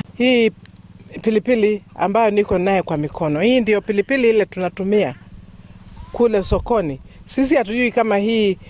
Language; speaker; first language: Swahili; non-native, local second language; Kamba